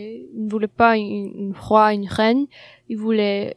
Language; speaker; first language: French; non-native, fluent; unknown